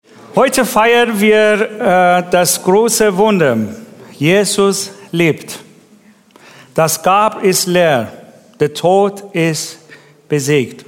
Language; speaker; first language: German; non-native, learner; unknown